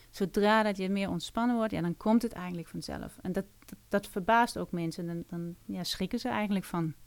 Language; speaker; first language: Dutch; non-native, fluent; Danish